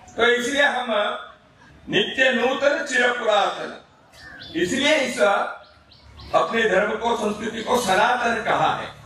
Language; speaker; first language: Hindi; non-native, local second language; Kannada